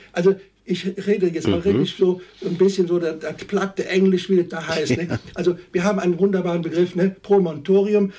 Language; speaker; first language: German; native; German